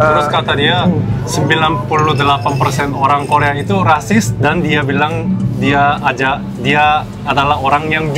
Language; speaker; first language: Indonesian; non-native, fluent; Korean